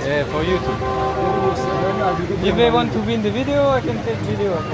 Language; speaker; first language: English; non-native, learner; French